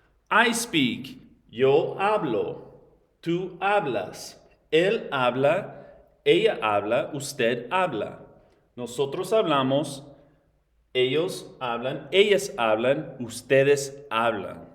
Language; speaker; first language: Spanish; non-native, fluent; English